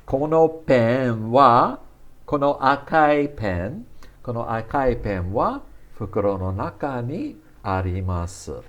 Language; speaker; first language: Japanese; non-native, fluent; English